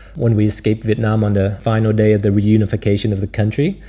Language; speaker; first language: English; native; English